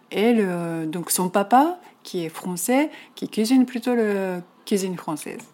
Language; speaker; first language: French; non-native, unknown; Japanese